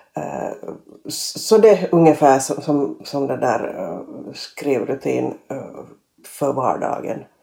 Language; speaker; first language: Swedish; native; Swedish